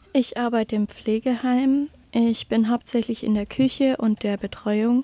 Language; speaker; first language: German; native; German